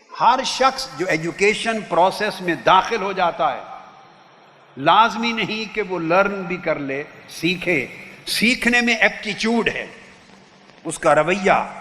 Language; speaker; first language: Urdu; non-native, local second language; Punjabi